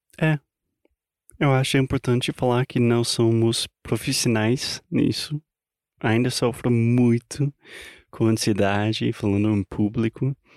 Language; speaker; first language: Portuguese; non-native, fluent; English